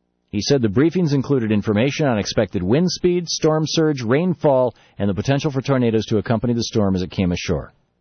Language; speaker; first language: English; native; English